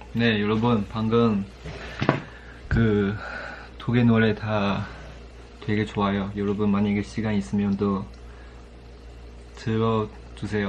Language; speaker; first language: Korean; non-native, fluent; Chinese